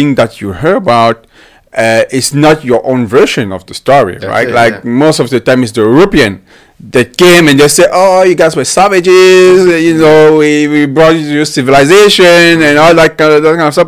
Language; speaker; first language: English; non-native, local second language; French